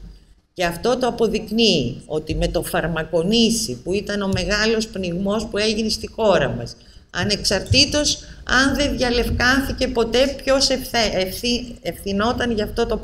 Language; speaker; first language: Greek; native; Greek